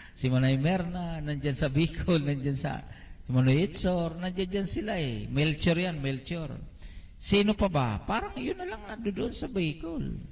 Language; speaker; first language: Filipino; non-native, local second language; Bikol